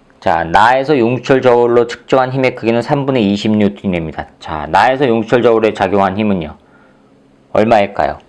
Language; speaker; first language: Korean; native; Korean